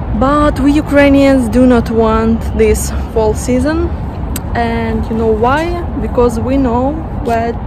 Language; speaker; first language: English; non-native, fluent; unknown